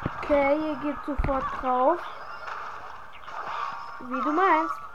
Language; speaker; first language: German; early bilingual, other home language; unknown